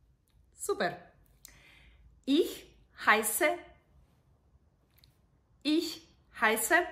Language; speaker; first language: German; non-native, fluent; Serbian